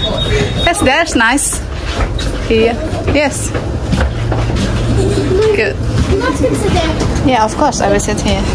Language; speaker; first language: English; non-native, learner; Indonesian